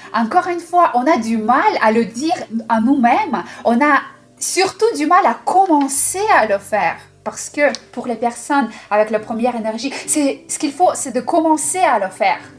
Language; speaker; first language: French; non-native, fluent; Russian